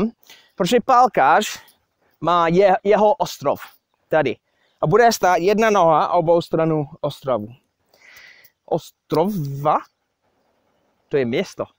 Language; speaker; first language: Czech; non-native, fluent; English